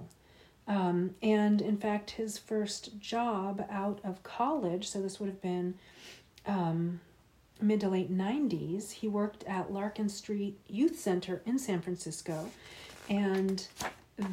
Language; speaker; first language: English; native; English